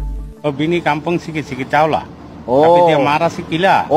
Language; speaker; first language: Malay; non-native, learner; Bangla